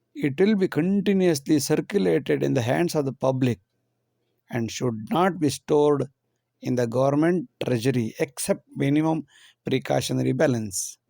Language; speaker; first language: English; non-native, local second language; Kannada